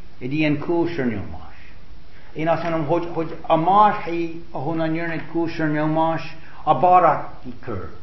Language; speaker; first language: Hungarian; non-native, fluent; English